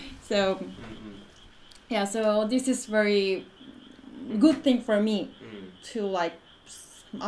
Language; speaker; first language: English; non-native, fluent; Korean